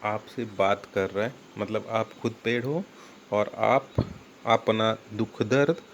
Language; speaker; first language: Hindi; non-native, local second language; Marathi